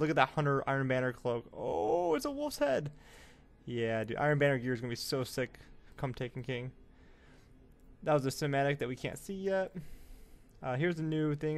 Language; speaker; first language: English; native; English